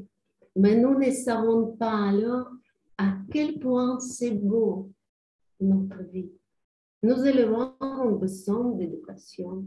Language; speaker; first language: French; non-native, learner; Ukrainian